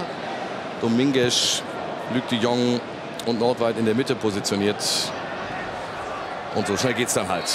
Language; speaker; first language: German; native; German